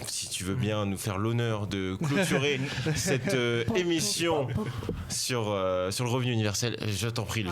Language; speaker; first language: French; native; French